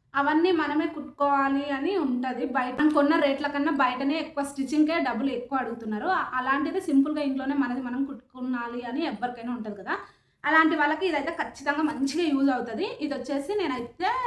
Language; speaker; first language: Telugu; native; Telugu